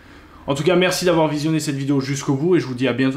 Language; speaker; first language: French; native; French